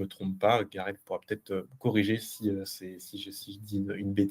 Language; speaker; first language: French; native; French